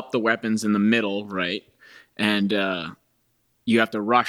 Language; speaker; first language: English; native; English